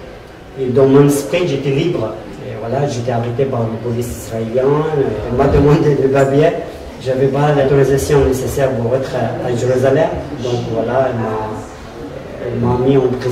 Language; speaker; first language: French; non-native, fluent; Arabic